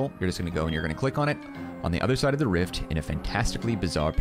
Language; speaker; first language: English; native; English